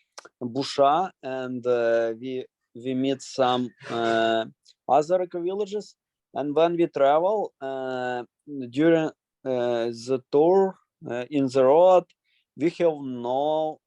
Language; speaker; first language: English; non-native, learner; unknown